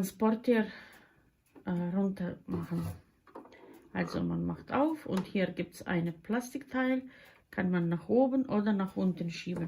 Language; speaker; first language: German; non-native, fluent; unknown